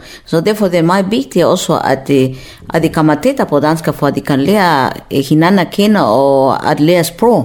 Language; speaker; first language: Danish; non-native, fluent; Spanish